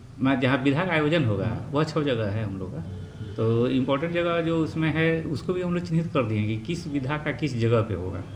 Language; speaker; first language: Hindi; native; Hindi